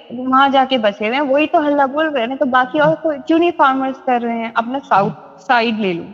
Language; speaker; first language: Hindi; native; Hindi